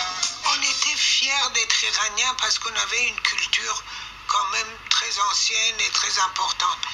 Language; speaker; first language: French; non-native, fluent; Persian